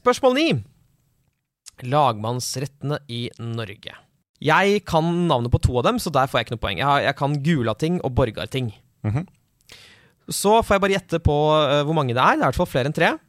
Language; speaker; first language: Norwegian; native; Norwegian